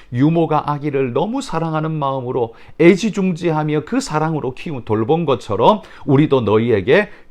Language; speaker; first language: Korean; native; Korean